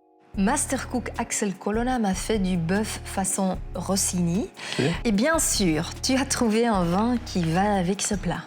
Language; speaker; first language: French; non-native, local second language; Dutch